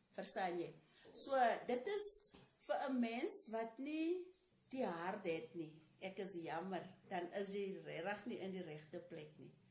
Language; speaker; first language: Afrikaans; non-native, local second language; Tswana